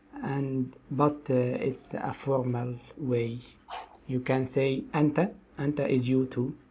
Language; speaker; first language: English; non-native, local second language; Arabic